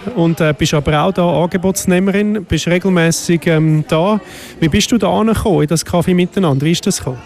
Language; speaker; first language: German; native; German